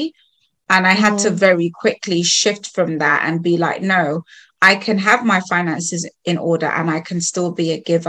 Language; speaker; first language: English; non-native, local second language; Krio